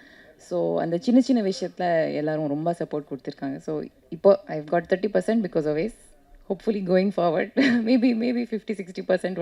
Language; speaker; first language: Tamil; non-native, learner; Kannada